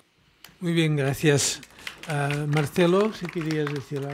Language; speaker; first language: Spanish; non-native, local second language; Catalan